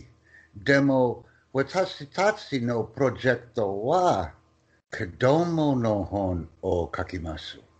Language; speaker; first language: Japanese; non-native, learner; English